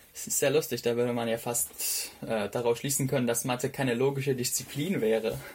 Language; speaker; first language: German; native; German